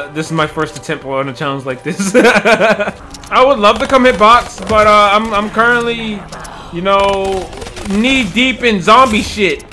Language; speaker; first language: English; native; English